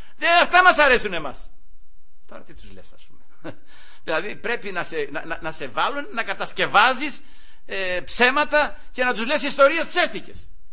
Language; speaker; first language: Greek; native; Greek